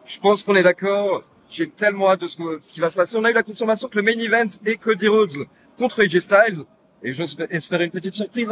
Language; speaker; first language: French; native; French